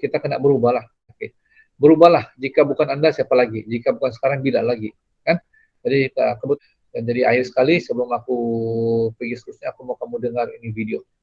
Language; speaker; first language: Indonesian; non-native, local second language; Malay